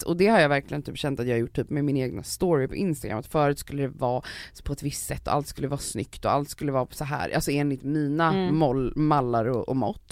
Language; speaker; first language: Swedish; native; Swedish